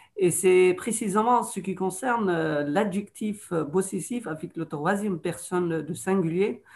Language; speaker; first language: French; non-native, fluent; Arabic